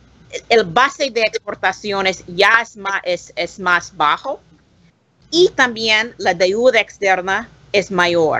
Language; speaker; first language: Spanish; non-native, learner; English